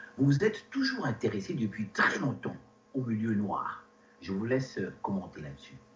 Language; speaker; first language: French; non-native, local second language; Lingala